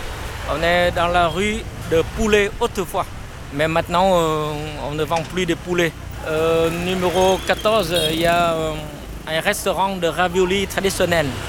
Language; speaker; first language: French; non-native, local second language; Vietnamese